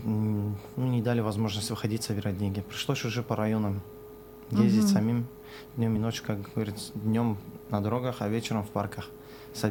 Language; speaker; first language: Russian; non-native, local second language; Azerbaijani